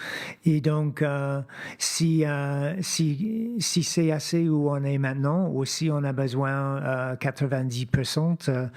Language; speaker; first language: French; non-native, fluent; English